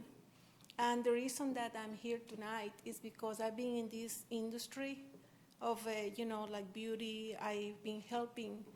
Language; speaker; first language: English; non-native, fluent; Spanish